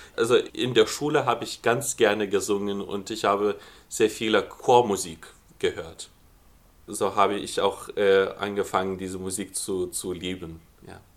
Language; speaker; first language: German; non-native, fluent; Lithuanian